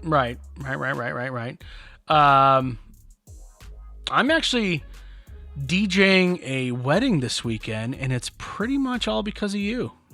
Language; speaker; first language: English; native; English